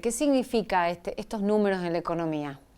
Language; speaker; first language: Spanish; native; Spanish